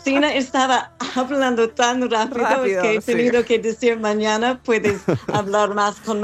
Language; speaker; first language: Spanish; non-native, learner; English